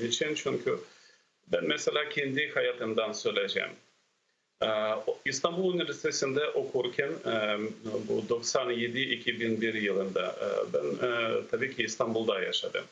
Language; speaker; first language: Turkish; non-native, fluent; Ukrainian